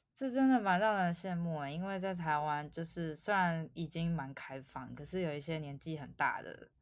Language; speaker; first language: Chinese; native; Chinese